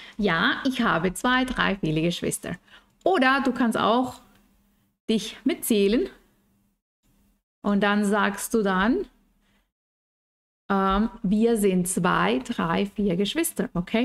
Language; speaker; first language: German; non-native, fluent; Spanish